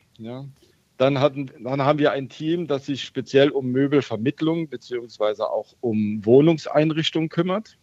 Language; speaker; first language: German; native; German